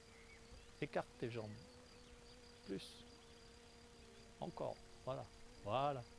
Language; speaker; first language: French; native; French